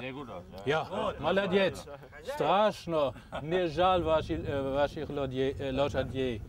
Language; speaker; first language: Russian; non-native, learner; German